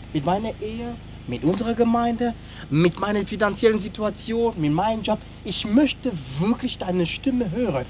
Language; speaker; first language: German; non-native, fluent; French